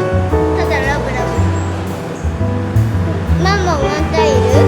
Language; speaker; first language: Japanese; early bilingual, heritage; Japanese